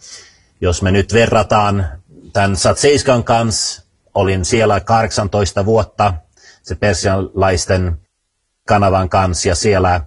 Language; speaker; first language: Finnish; early bilingual, heritage; Finnish